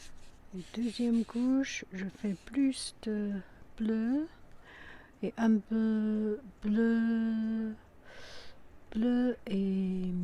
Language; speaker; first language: French; non-native, fluent; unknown